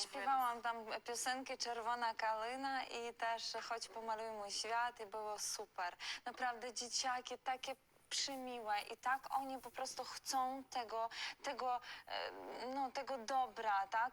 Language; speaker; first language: Polish; non-native, fluent; Ukrainian